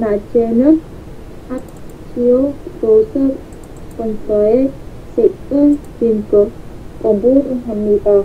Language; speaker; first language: Korean; non-native, learner; Vietnamese